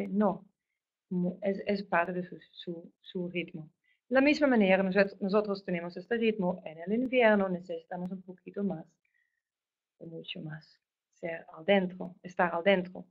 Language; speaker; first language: Spanish; non-native, fluent; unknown